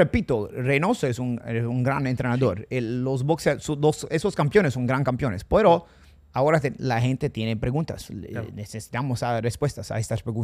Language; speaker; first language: Spanish; non-native, fluent; English